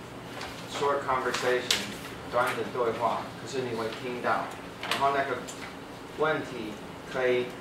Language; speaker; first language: Chinese; non-native, fluent; English